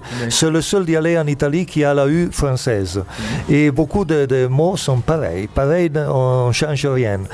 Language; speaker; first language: French; non-native, fluent; Italian